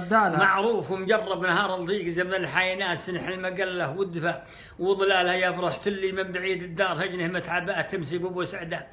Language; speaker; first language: Arabic; native; Arabic